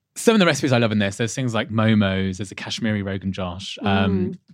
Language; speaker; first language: English; native; English